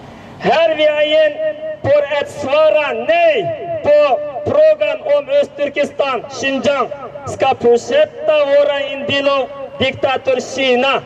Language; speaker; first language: Swedish; non-native, learner; Uyghur